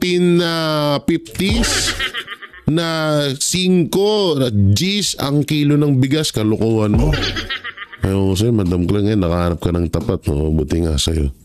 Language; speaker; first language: Filipino; non-native, local second language; Cebuano